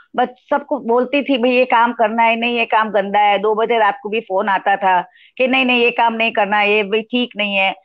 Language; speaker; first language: Hindi; non-native, local second language; Gujarati